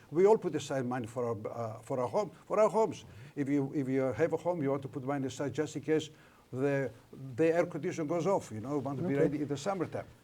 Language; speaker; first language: English; non-native, fluent; Greek